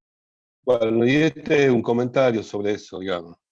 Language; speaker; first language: Spanish; native; Spanish